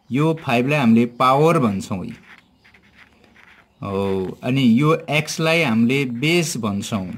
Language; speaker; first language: Nepali; native; Nepali